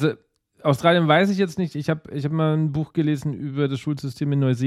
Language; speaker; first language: German; native; German